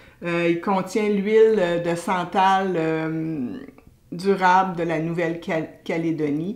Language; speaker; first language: French; native; French